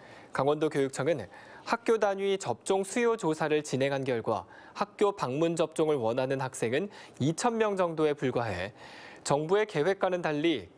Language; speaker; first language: Korean; native; Korean